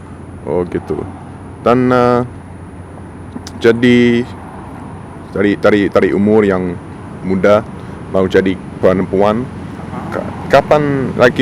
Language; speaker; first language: Indonesian; non-native, fluent; English